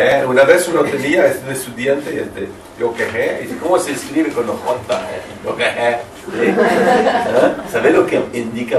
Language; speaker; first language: Spanish; non-native, learner; French